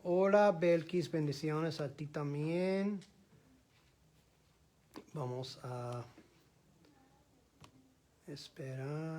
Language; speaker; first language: Spanish; non-native, fluent; English